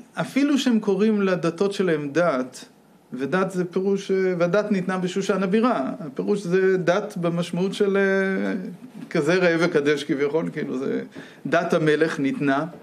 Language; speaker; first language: Hebrew; non-native, fluent; English